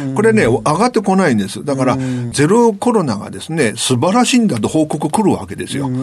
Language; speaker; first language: Japanese; non-native, fluent; Chinese